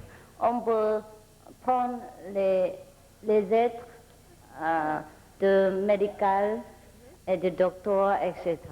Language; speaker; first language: French; non-native, fluent; Vietnamese